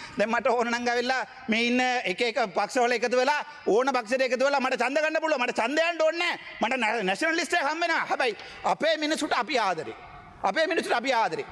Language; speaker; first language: Sinhala; non-native, local second language; Tamil